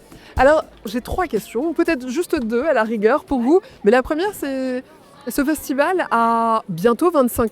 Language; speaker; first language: French; native; French